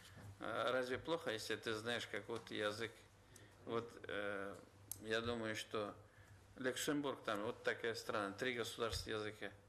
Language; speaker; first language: Russian; non-native, local second language; Tatar